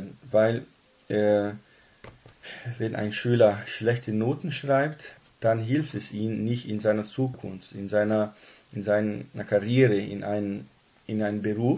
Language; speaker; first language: German; non-native, fluent; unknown